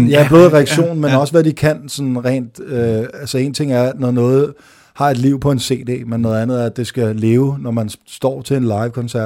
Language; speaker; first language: Danish; native; Danish